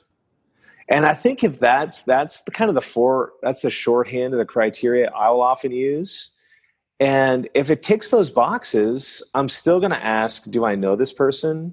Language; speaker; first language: English; non-native, fluent; French